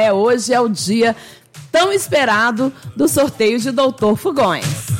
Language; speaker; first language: Portuguese; native; Portuguese